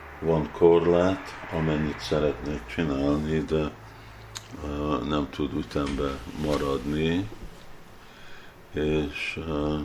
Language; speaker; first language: Hungarian; early bilingual, heritage; Hungarian